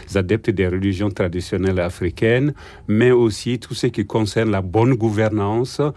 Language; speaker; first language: French; non-native, local second language; Bambara